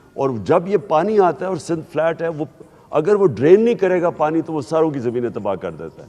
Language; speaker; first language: Urdu; native; Urdu